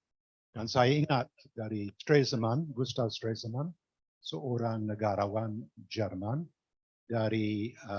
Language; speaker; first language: Indonesian; non-native, fluent; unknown